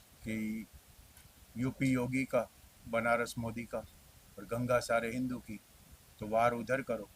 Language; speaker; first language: Hindi; native; Hindi